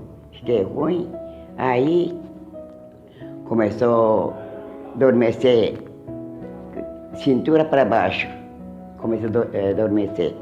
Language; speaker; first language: Portuguese; early bilingual, heritage; Japanese